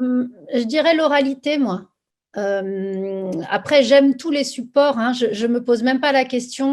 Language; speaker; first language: French; native; French